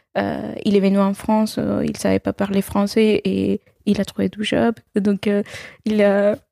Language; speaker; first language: French; non-native, fluent; Spanish